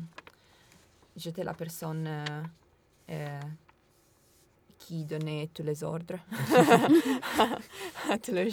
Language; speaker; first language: French; non-native, learner; Italian